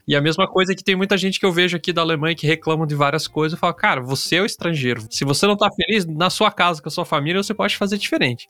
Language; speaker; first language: Portuguese; native; Portuguese